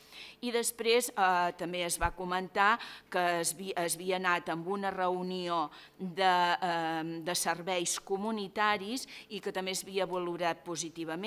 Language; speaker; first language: Catalan; native; Catalan